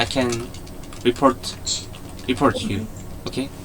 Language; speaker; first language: English; non-native, learner; Korean